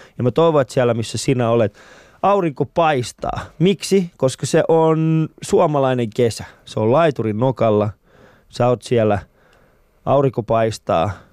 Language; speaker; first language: Finnish; early bilingual, other home language; Persian